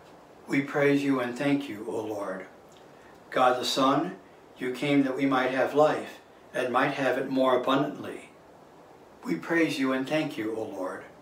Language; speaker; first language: English; native; English